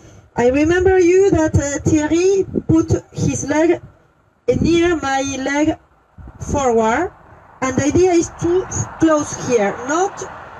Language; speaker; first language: English; non-native, learner; French